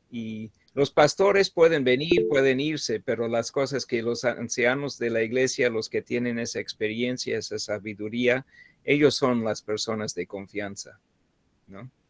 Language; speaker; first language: Spanish; non-native, fluent; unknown